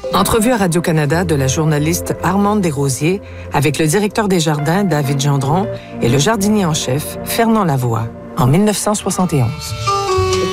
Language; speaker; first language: French; native; French